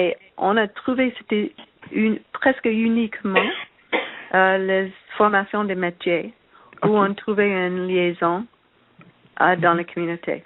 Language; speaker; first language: French; non-native, learner; English